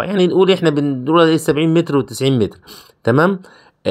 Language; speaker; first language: Arabic; native; Arabic